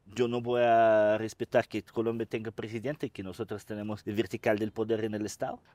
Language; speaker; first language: Spanish; non-native, fluent; Russian